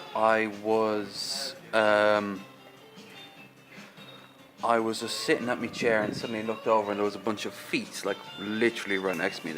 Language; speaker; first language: English; native; English